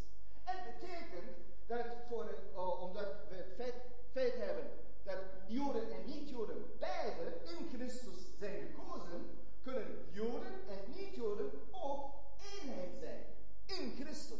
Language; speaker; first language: Dutch; non-native, fluent; German